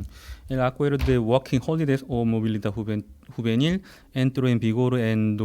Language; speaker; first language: Spanish; non-native, fluent; Korean